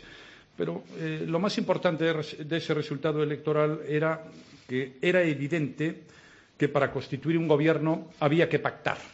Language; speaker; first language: Spanish; native; Spanish